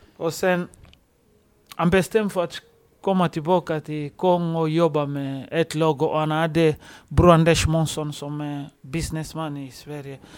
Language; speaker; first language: Swedish; non-native, fluent; Lingala